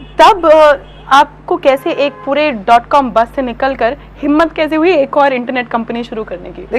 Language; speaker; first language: Hindi; native; Hindi